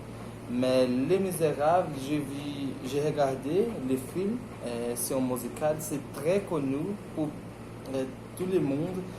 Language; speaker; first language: French; non-native, learner; Portuguese